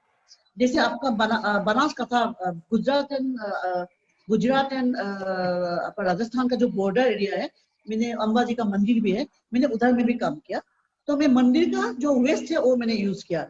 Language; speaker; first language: Hindi; non-native, local second language; Assamese